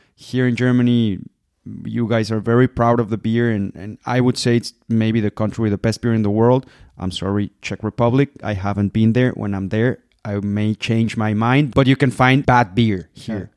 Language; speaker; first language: English; non-native, fluent; Spanish